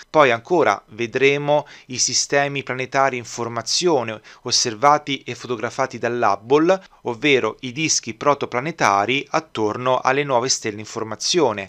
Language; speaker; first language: Italian; native; Italian